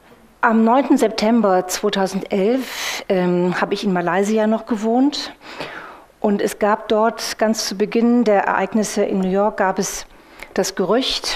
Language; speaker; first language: German; native; German